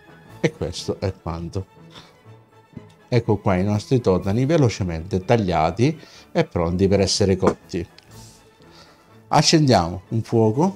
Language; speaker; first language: Italian; native; Italian